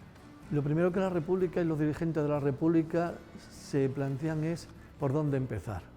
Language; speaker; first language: Spanish; native; Spanish